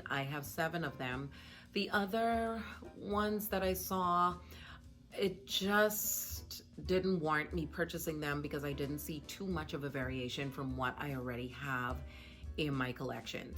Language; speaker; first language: English; native; English